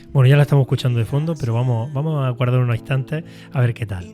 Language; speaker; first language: Spanish; native; Spanish